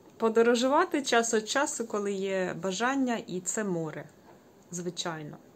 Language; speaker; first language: Ukrainian; native; Ukrainian